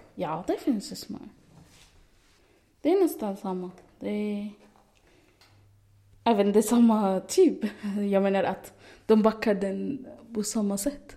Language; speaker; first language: Swedish; non-native, learner; Arabic